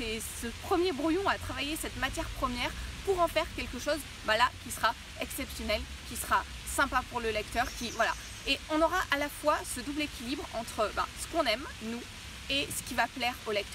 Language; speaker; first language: French; native; French